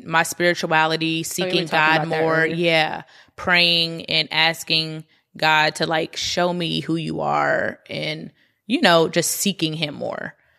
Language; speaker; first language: English; native; English